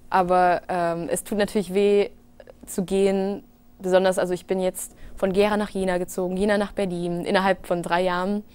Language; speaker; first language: German; early bilingual, other home language; English